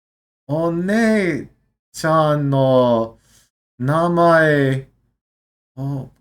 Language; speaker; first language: Japanese; non-native, learner; English